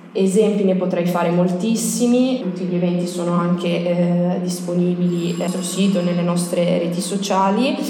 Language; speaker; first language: Italian; native; Italian